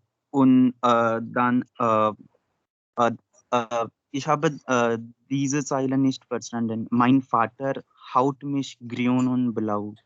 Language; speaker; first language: German; non-native, learner; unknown